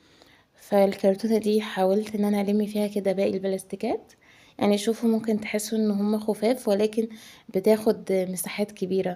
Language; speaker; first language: Arabic; native; Arabic